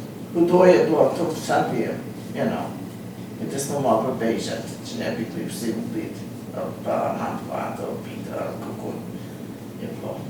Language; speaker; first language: Slovenian; early bilingual, heritage; Slovenian